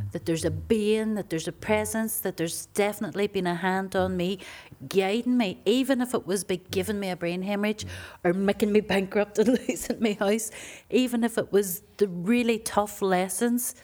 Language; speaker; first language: English; native; English